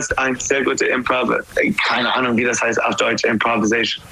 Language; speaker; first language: German; non-native, learner; English